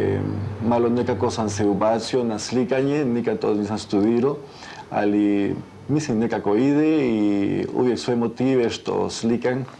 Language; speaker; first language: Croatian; early bilingual, heritage; Croatian